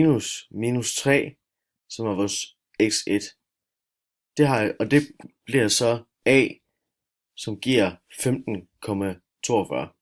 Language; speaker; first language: Danish; native; Danish